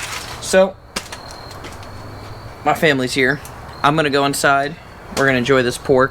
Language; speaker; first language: English; native; English